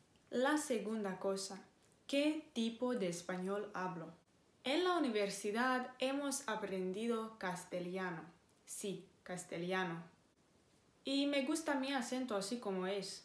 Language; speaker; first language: Spanish; non-native, fluent; Romanian